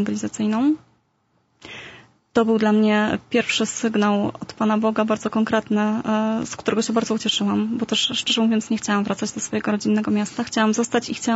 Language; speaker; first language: Polish; native; Polish